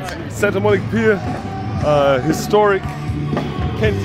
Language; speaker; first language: German; native; German